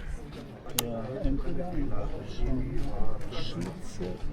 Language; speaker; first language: German; native; German